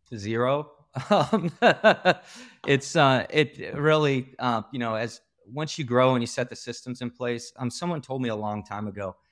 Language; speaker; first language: English; native; English